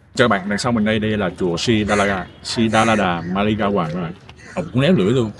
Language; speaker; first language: Vietnamese; native; Vietnamese